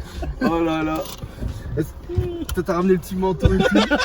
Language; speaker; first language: French; native; French